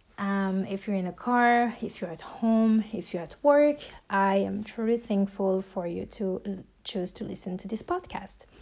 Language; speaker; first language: English; non-native, fluent; French